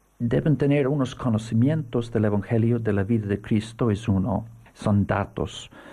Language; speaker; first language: Spanish; non-native, fluent; English